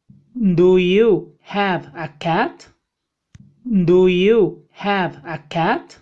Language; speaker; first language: English; non-native, fluent; Spanish